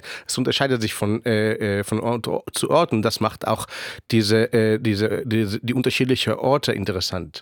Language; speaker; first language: German; non-native, fluent; Hebrew